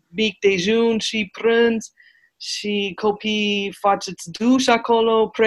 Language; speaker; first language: Romanian; non-native, learner; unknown